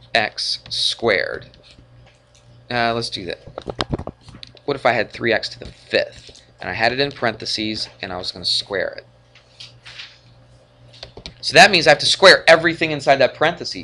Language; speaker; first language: English; native; English